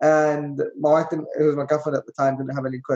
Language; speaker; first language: English; native; English